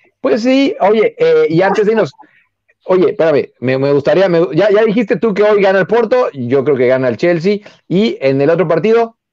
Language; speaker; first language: Spanish; native; Spanish